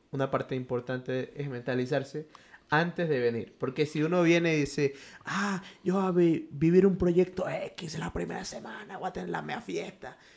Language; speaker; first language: Spanish; native; Spanish